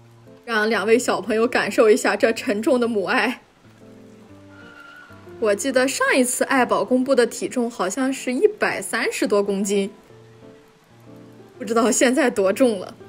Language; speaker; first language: Chinese; native; Chinese